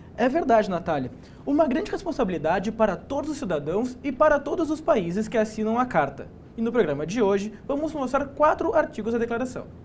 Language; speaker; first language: Portuguese; native; Portuguese